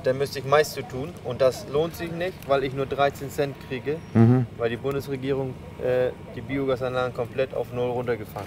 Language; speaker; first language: German; native; German